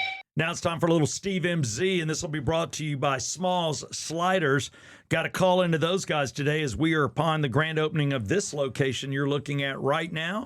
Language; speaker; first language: English; native; English